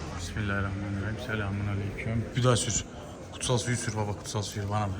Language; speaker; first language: Turkish; native; Turkish